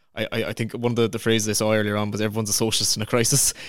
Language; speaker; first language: English; native; English